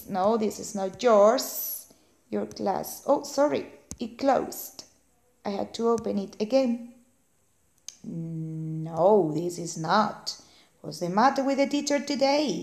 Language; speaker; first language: English; non-native, fluent; Spanish